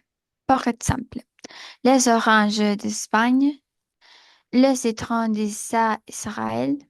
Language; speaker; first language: French; non-native, learner; Spanish